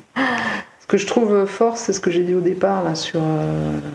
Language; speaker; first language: French; native; French